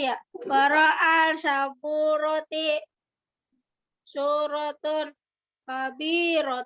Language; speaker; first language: Arabic; non-native, learner; Indonesian